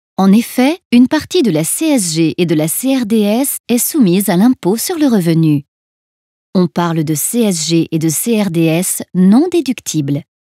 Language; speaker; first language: French; native; French